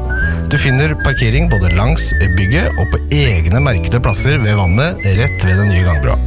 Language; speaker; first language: Norwegian; native; Norwegian